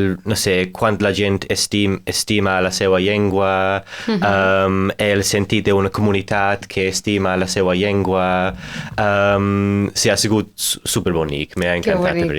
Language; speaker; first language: Catalan; non-native, fluent; English